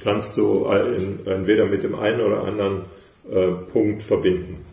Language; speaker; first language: German; native; German